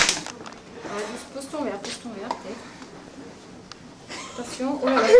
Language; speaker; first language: French; native; French